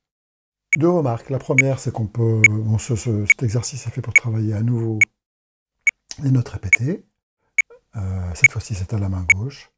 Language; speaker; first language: French; native; French